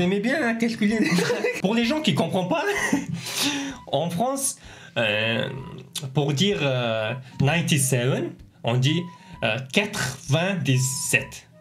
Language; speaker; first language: French; non-native, learner; Mongolian